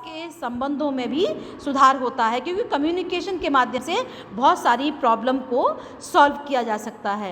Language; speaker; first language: Hindi; native; Hindi